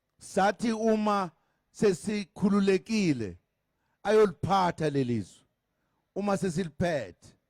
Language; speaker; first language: Zulu; native; Zulu